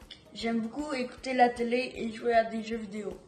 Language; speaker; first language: French; native; French